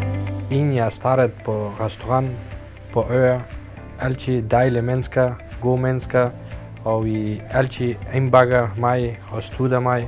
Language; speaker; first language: Danish; non-native, learner; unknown